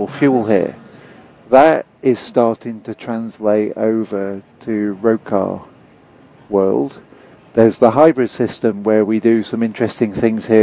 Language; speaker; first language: English; native; English